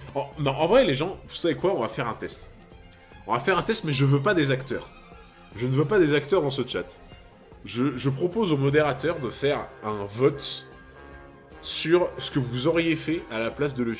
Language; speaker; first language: French; native; French